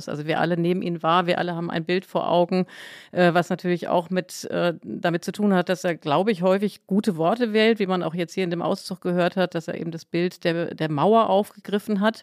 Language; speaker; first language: German; native; German